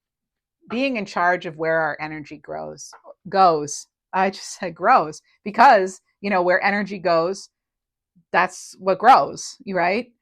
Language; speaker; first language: English; native; English